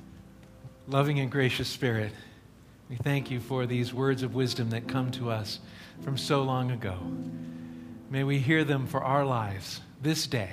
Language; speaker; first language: English; native; English